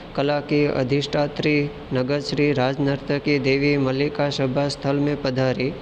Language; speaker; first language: Hindi; non-native, local second language; Gujarati